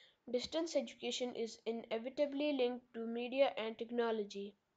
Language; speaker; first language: English; non-native, local second language; Urdu